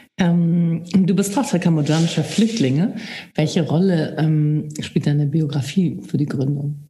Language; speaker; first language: German; native; German